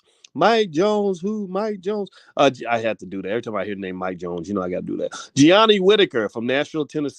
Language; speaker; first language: English; native; English